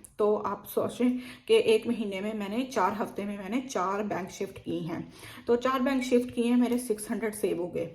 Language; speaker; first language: Urdu; native; Urdu